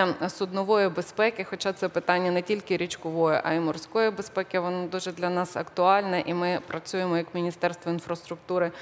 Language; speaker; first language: Ukrainian; native; Ukrainian